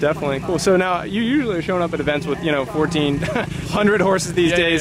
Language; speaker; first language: English; native; English